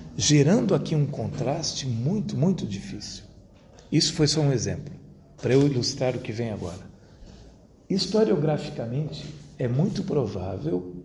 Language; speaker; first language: Portuguese; non-native, local second language; Italian